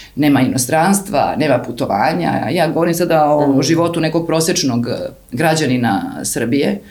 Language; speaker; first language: Serbian; native; Serbian